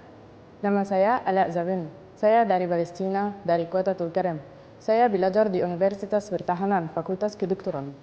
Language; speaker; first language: Indonesian; non-native, learner; Arabic